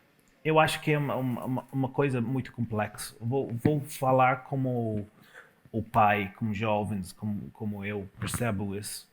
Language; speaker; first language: Portuguese; non-native, fluent; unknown